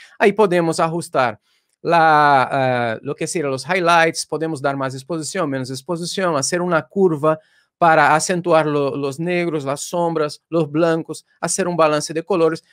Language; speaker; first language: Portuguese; native; Portuguese